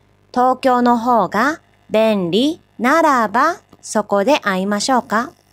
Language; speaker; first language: Japanese; native; Japanese